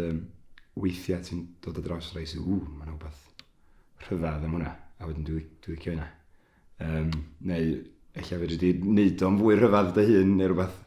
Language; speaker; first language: Welsh; native; Welsh